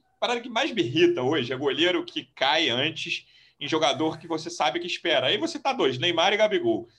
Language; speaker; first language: Portuguese; native; Portuguese